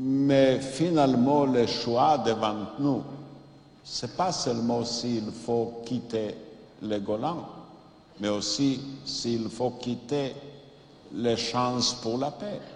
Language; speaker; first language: French; non-native, fluent; Yiddish